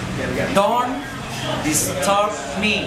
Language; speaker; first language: English; non-native, learner; Indonesian